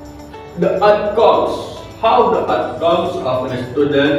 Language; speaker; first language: English; non-native, learner; Indonesian